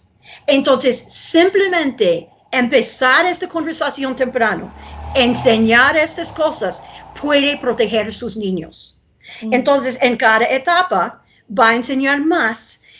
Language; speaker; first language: Spanish; non-native, fluent; English